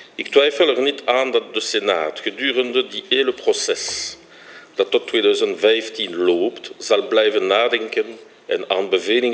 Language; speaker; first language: Dutch; non-native, local second language; French